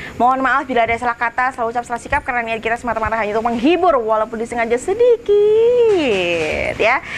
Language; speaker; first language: Indonesian; native; Indonesian